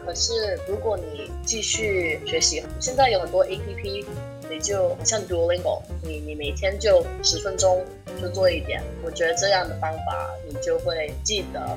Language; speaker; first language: Chinese; early bilingual, heritage; English